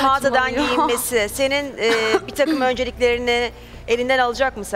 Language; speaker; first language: Turkish; native; Turkish